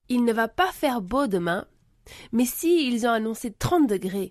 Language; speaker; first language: French; native; French